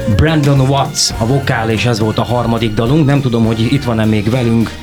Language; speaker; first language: Hungarian; native; Hungarian